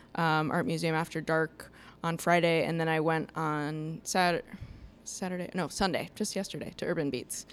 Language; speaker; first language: English; native; English